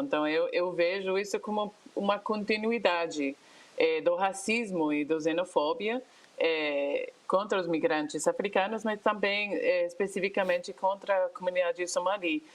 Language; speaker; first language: Portuguese; non-native, fluent; English